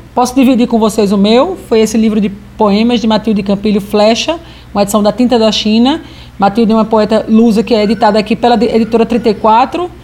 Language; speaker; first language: Portuguese; native; Portuguese